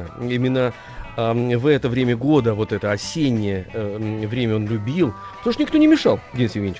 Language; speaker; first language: Russian; native; Russian